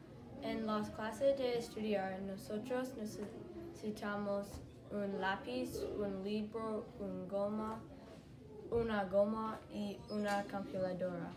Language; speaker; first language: Spanish; non-native, learner; English